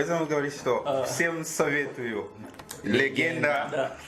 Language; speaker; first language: Russian; non-native, fluent; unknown